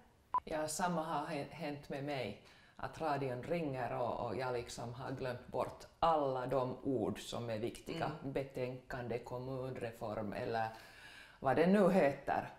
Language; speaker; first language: Swedish; non-native, local second language; Finnish